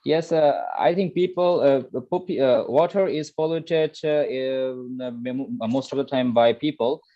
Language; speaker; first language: English; non-native, learner; Bangla